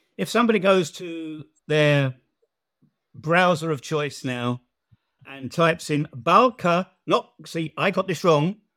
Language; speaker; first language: English; native; English